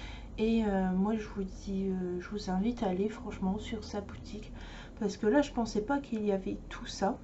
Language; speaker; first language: French; native; French